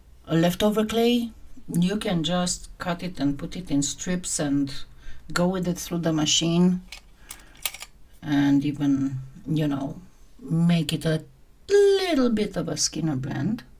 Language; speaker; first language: English; non-native, fluent; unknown